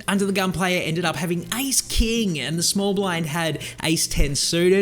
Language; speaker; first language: English; native; English